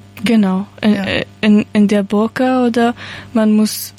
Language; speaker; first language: German; non-native, learner; Persian